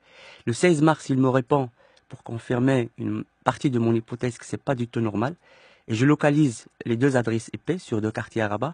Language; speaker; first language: French; non-native, local second language; Arabic